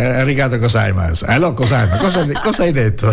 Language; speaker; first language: Italian; native; Italian